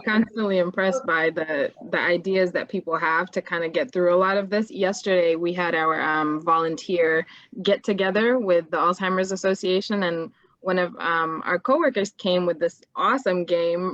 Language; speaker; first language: English; native; English